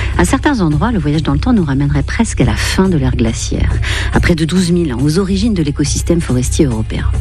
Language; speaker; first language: French; native; French